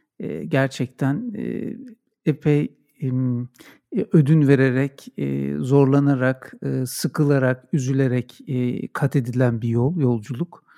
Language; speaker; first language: Turkish; native; Turkish